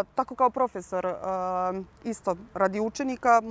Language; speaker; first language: Serbian; early bilingual, other home language; Slovenian